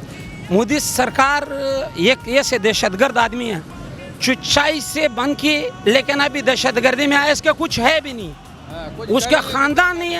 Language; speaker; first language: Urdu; non-native, local second language; Pashto